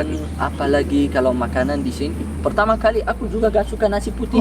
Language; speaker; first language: Indonesian; non-native, learner; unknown